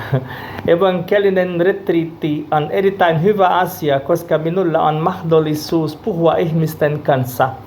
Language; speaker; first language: Finnish; non-native, learner; Portuguese